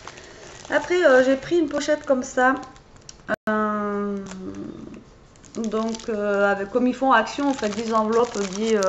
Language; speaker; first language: French; native; French